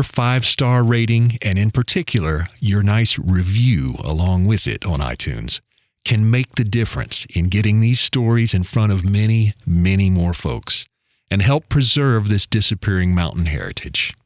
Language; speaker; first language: English; native; English